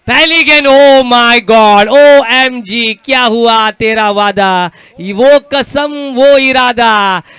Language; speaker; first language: Hindi; non-native, local second language; Marathi